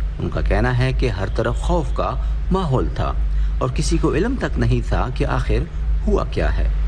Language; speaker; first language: Urdu; native; Urdu